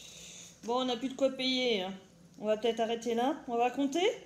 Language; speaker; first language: French; native; French